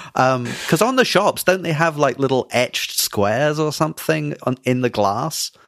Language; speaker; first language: English; native; English